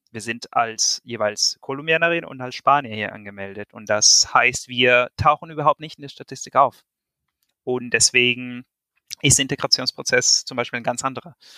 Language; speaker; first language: German; non-native, fluent; Spanish